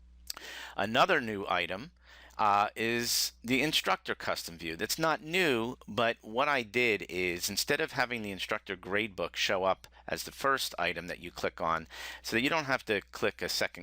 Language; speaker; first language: English; native; English